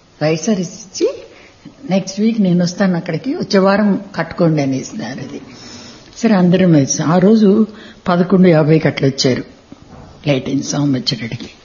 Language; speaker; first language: Telugu; native; Telugu